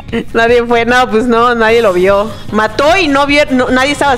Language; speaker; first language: Spanish; native; Spanish